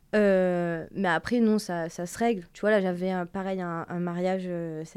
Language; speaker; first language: French; native; French